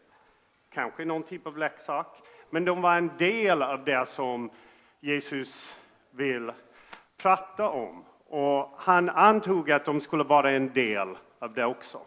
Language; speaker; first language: Swedish; non-native, fluent; English